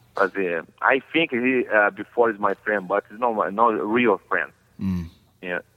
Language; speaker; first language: English; non-native, learner; Portuguese